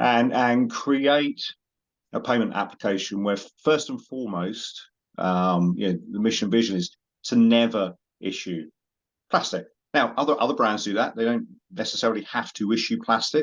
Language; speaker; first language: English; native; English